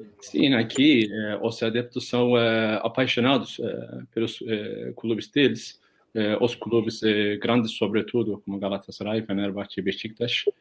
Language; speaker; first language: Portuguese; non-native, fluent; Turkish